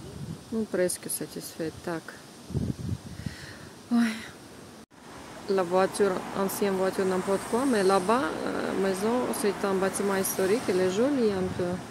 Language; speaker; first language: French; non-native, fluent; Russian